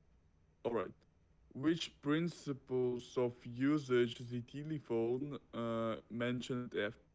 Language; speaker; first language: English; non-native, learner; Russian